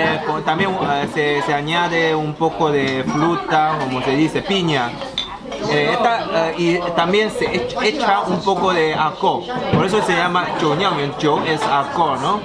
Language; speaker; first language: Spanish; non-native, fluent; Chinese